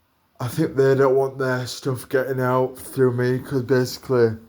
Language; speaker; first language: English; native; English